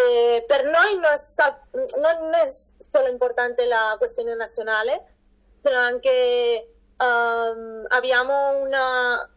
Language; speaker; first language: Italian; non-native, fluent; Catalan